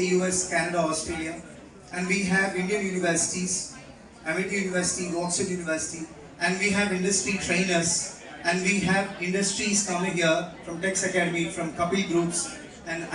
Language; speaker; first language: English; non-native, local second language; Telugu